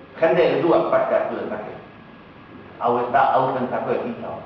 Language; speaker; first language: Basque; native; Basque